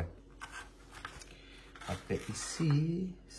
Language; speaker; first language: French; non-native, learner; Spanish